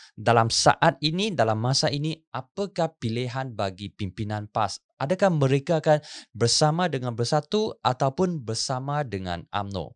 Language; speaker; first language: Malay; non-native, local second language; Chinese